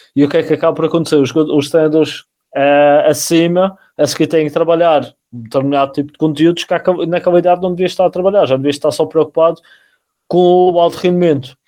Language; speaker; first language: Portuguese; native; Portuguese